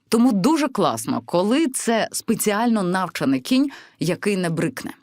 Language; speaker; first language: Ukrainian; native; Ukrainian